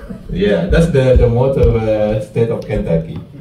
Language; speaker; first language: English; non-native, fluent; Indonesian